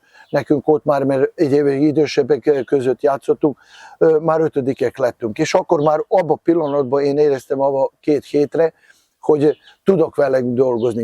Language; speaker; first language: Hungarian; non-native, fluent; Serbian